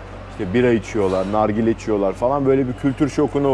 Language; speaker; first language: Turkish; native; Turkish